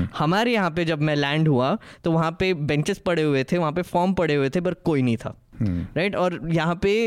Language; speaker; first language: Hindi; native; Hindi